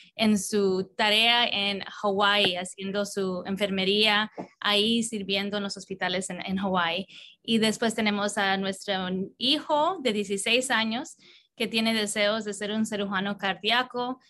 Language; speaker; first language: Spanish; early bilingual, heritage; Spanish